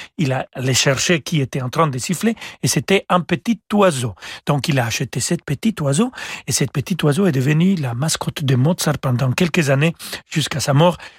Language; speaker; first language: French; non-native, fluent; Spanish